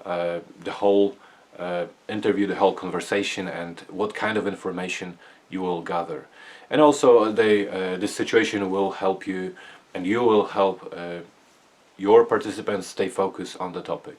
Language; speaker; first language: English; non-native, fluent; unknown